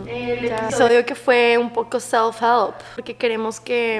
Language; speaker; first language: Spanish; native; Spanish